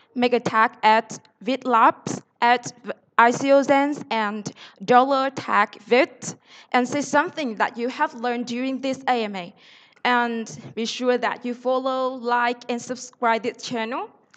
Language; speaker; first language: English; non-native, fluent; Vietnamese